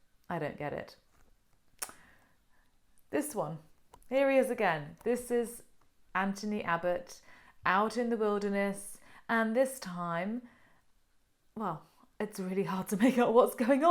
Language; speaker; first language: English; native; English